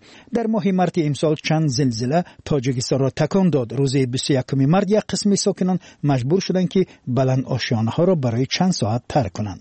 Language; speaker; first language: Persian; native; Persian